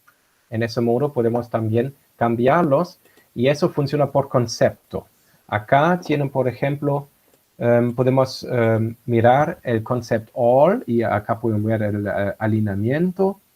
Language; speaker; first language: Spanish; non-native, fluent; German